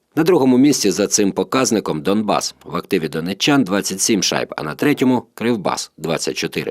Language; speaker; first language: Ukrainian; native; Ukrainian